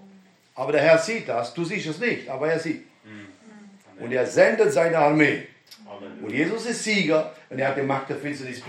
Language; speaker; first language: German; non-native, fluent; Romanian